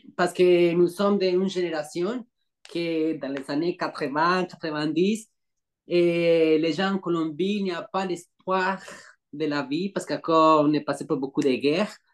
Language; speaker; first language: French; non-native, learner; Spanish